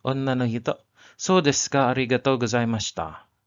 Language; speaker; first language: Japanese; non-native, learner; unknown